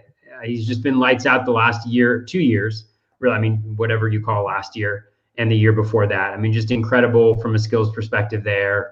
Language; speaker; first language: English; native; English